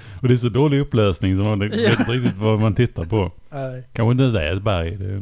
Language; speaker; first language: Swedish; native; Swedish